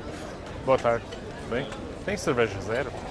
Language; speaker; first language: Portuguese; non-native, learner; English